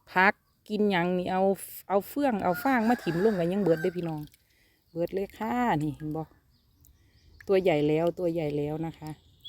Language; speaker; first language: Thai; native; Thai